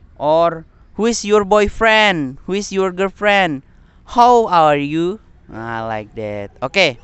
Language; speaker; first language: English; non-native, learner; Indonesian